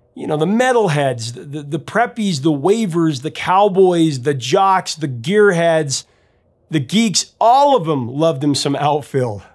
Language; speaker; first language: English; native; English